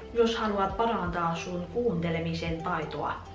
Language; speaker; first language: Finnish; non-native, fluent; Vietnamese